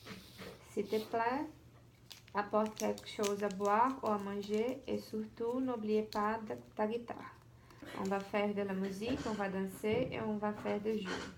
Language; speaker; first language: French; non-native, learner; Portuguese